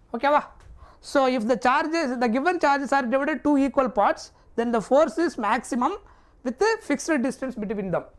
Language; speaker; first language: English; non-native, local second language; Tamil